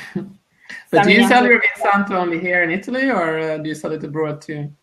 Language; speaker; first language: English; non-native, fluent; Italian